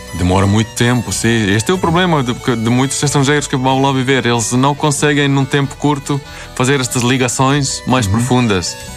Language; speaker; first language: Portuguese; non-native, fluent; Swedish